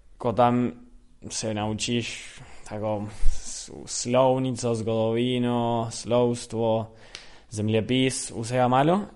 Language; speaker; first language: Slovenian; early bilingual, heritage; Slovenian